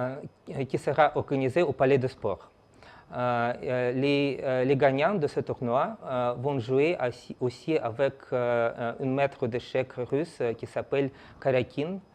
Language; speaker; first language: French; non-native, fluent; Russian